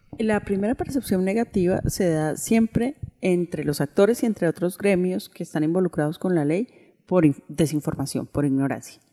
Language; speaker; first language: Spanish; native; Spanish